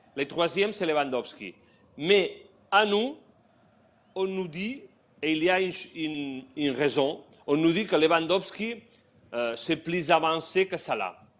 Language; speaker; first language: French; non-native, learner; Catalan